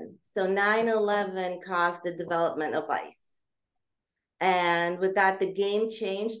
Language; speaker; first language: English; early bilingual, other home language; Russian